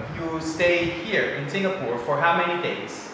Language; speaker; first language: English; non-native, learner; Thai